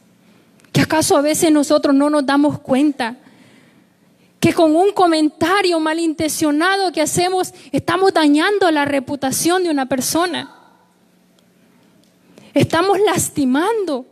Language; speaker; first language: Spanish; native; Spanish